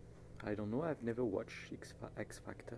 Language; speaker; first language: English; non-native, fluent; French